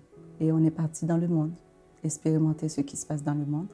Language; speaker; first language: French; non-native, local second language; Haitian Creole